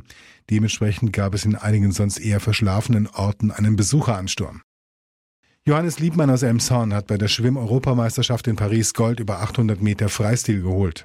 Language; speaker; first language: German; native; German